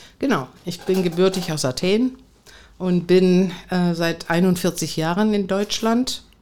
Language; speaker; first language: German; non-native, fluent; Greek